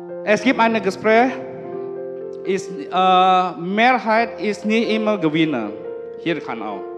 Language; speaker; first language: German; non-native, learner; Indonesian